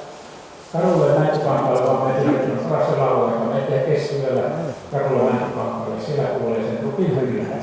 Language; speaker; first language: Finnish; native; Finnish